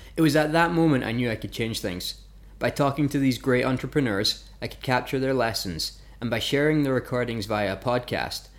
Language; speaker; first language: English; native; English